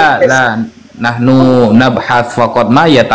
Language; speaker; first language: Arabic; non-native, learner; Indonesian